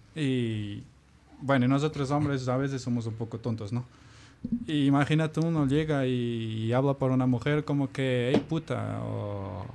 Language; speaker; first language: Spanish; non-native, fluent; Portuguese